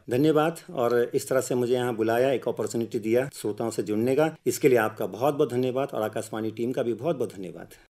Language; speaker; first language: Hindi; native; Hindi